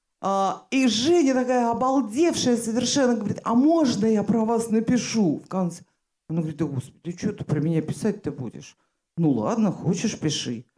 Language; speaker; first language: Russian; native; Russian